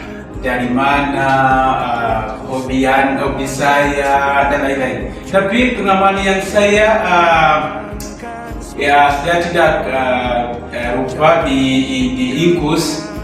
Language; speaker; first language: Indonesian; non-native, learner; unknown